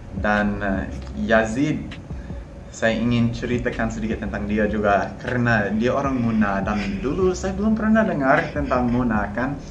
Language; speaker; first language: Indonesian; non-native, fluent; English